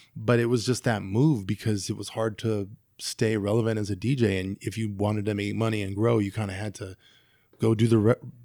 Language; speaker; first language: English; native; English